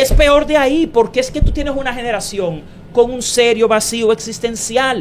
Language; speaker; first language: Spanish; native; Spanish